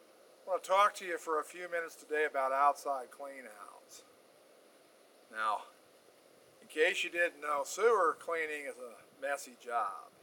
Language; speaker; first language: English; native; English